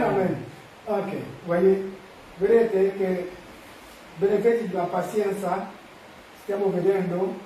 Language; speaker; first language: Italian; non-native, fluent; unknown